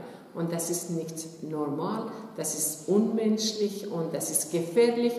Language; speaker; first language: German; non-native, fluent; Persian